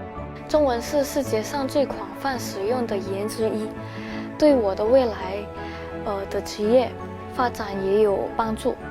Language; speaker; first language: Chinese; non-native, fluent; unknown